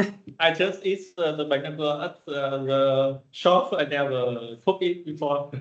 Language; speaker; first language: English; non-native, learner; Vietnamese